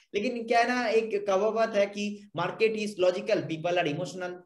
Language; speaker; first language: Hindi; non-native, local second language; Bangla